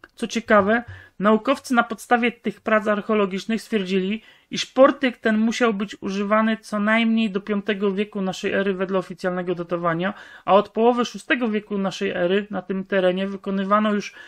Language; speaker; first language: Polish; native; Polish